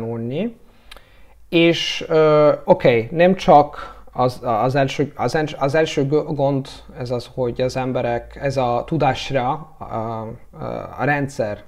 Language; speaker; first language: Hungarian; non-native, learner; Italian